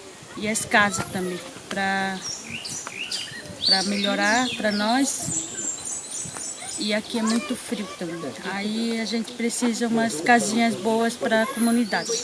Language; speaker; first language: Portuguese; non-native, local second language; Guarani